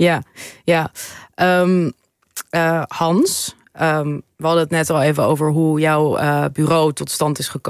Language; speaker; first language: Dutch; native; Dutch